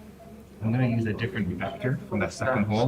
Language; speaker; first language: English; native; English